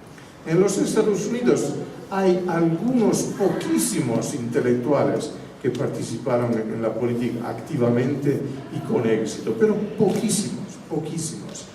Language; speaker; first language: Spanish; non-native, fluent; Italian